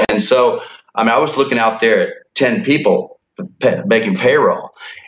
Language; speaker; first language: English; native; English